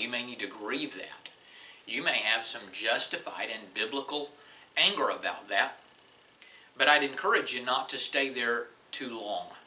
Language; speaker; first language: English; native; English